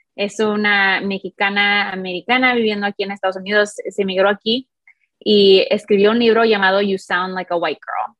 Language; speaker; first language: Spanish; early bilingual, heritage; Spanish